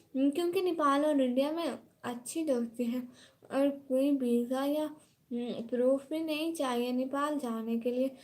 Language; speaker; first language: Urdu; non-native, local second language; Saraiki